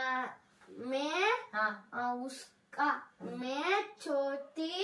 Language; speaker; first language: Hindi; non-native, learner; Tamil